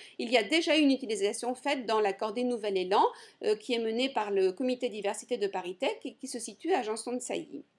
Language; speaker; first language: French; native; French